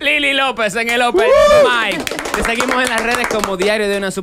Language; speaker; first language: Spanish; native; Spanish